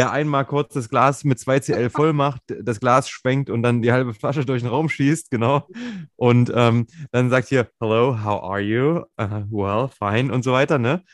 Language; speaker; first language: German; native; German